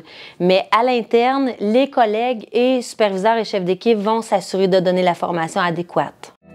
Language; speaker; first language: French; native; French